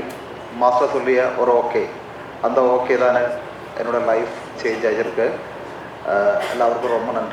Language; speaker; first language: Tamil; non-native, learner; Malayalam